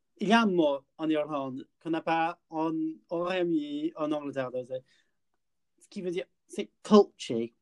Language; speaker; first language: French; non-native, learner; English